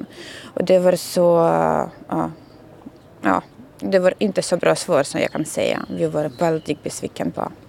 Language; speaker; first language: Swedish; non-native, learner; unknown